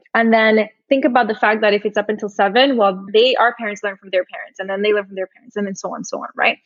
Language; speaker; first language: English; early bilingual, other home language; Portuguese